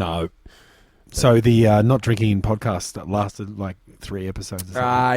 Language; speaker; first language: English; native; English